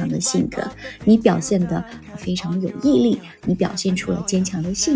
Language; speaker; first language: Chinese; native; Chinese